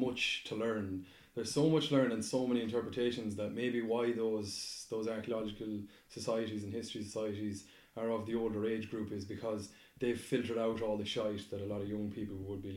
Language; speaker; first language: English; native; English